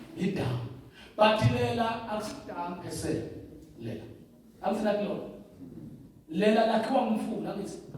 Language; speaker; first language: Zulu; non-native, local second language; Swati